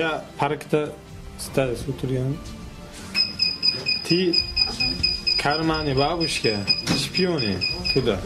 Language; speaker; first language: Russian; non-native, learner; Uzbek